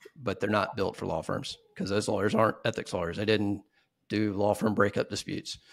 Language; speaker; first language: English; native; English